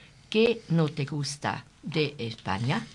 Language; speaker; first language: Spanish; non-native, learner; German